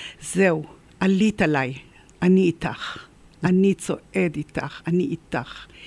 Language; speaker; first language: Hebrew; early bilingual, other home language; Polish